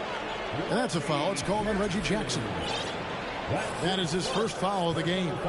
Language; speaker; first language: English; native; English